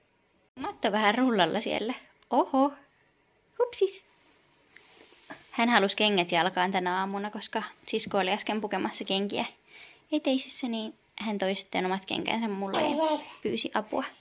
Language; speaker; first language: Finnish; native; Finnish